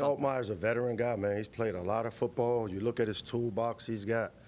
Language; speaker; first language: English; native; English